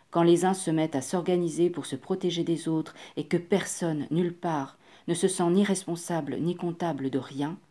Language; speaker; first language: French; native; French